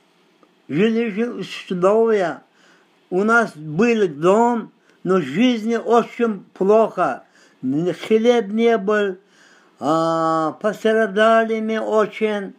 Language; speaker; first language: Russian; non-native, local second language; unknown